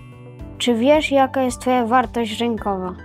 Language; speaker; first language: Polish; native; Polish